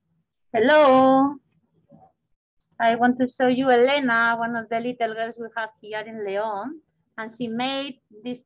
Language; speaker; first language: English; non-native, learner; Spanish